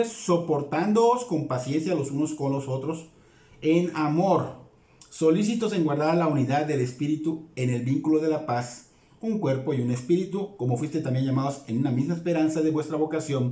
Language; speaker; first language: Spanish; native; Spanish